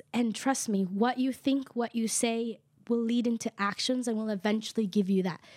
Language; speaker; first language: English; early bilingual, other home language; Kʼicheʼ